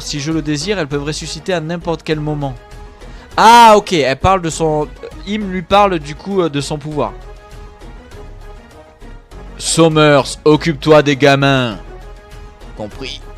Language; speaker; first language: French; native; French